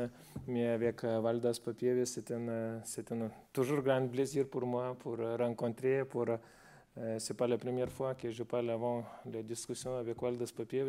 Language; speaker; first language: French; non-native, fluent; Lithuanian